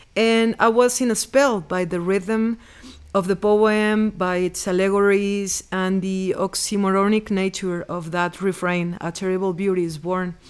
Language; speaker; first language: English; non-native, fluent; Spanish